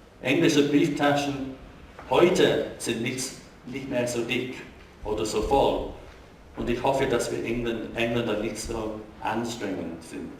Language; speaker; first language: German; non-native, fluent; English